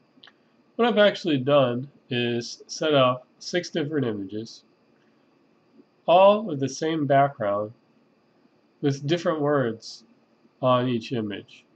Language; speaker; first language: English; native; English